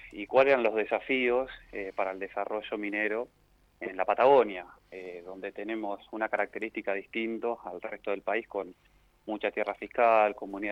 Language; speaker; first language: Spanish; native; Spanish